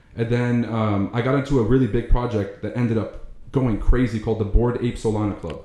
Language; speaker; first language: English; early bilingual, other home language; Arabic